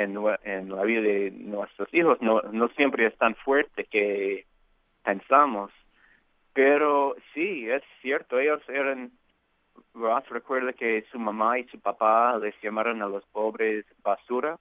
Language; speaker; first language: Spanish; non-native, fluent; English